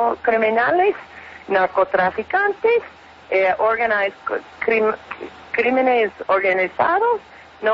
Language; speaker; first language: Spanish; non-native, fluent; English